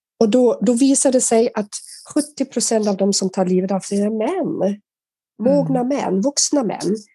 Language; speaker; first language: Swedish; non-native, fluent; German